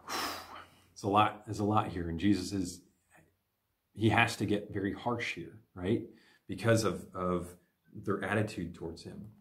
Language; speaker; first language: English; native; English